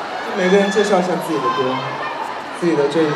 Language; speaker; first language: Chinese; native; Chinese